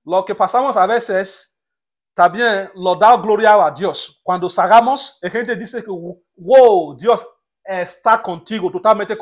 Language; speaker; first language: Spanish; non-native, learner; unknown